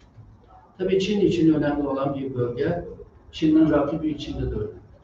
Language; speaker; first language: Turkish; non-native, fluent; Uyghur